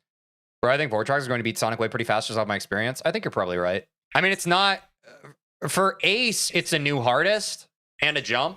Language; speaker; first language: English; native; English